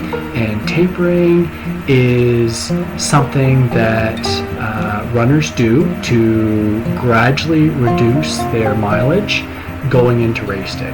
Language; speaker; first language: English; native; English